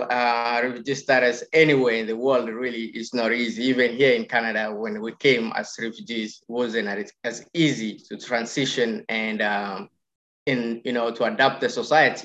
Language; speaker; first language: English; non-native, local second language; Somali